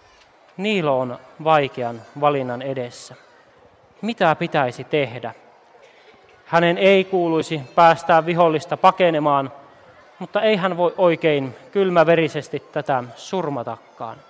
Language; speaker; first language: Finnish; native; Finnish